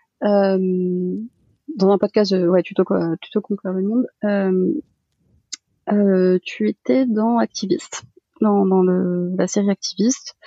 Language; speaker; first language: French; early bilingual, other home language; Malagasy